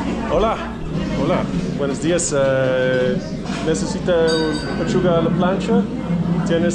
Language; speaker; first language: Spanish; non-native, learner; English